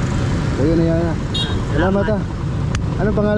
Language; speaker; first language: Filipino; non-native, local second language; Cebuano